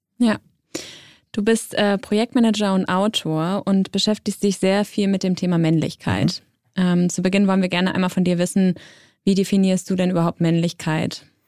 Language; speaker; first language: German; native; German